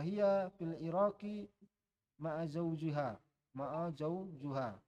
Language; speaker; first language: Arabic; non-native, learner; Indonesian